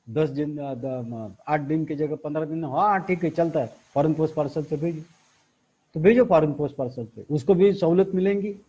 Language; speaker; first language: Hindi; non-native, local second language; Marathi